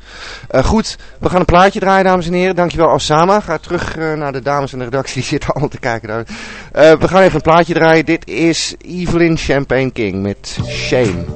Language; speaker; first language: Dutch; native; Dutch